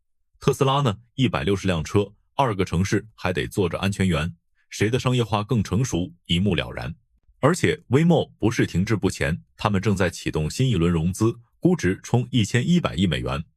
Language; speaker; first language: Chinese; native; Chinese